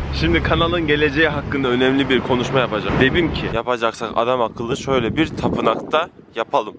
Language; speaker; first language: Turkish; early bilingual, heritage; Turkish